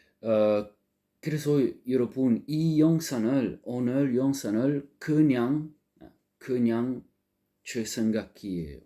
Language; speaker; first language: Korean; non-native, learner; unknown